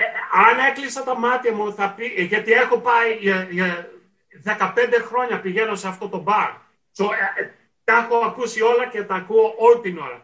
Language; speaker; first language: Greek; early bilingual, heritage; Greek